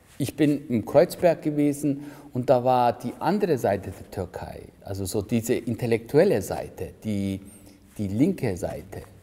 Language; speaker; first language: German; early bilingual, other home language; Turkish